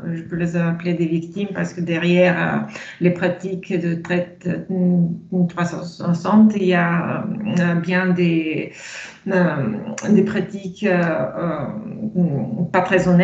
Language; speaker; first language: French; non-native, fluent; Bulgarian